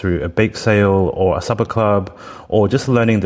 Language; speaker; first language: English; native; English